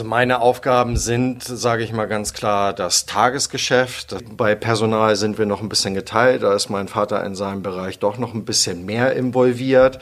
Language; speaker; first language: German; native; German